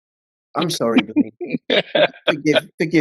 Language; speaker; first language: English; native; English